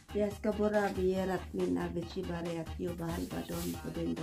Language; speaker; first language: Swedish; non-native, learner; Filipino